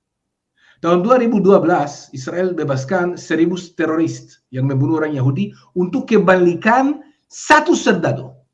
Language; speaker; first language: Indonesian; non-native, fluent; Hebrew